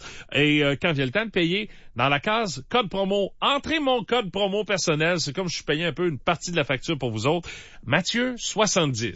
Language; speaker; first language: French; native; French